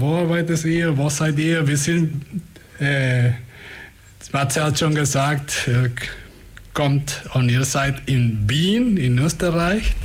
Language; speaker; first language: German; non-native, fluent; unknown